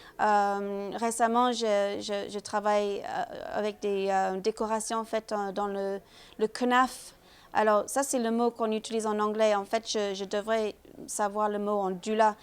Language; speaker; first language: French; non-native, fluent; English